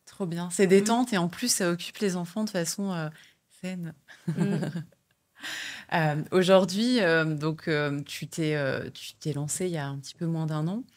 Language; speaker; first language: French; native; French